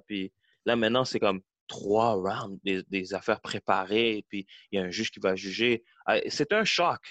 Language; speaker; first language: French; early bilingual, heritage; French